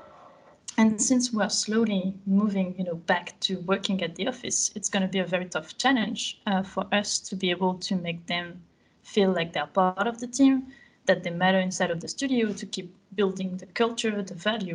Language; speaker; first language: English; non-native, fluent; French